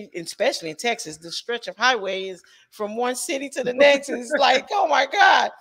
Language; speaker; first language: English; native; English